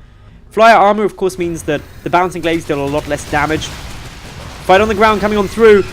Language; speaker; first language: English; native; English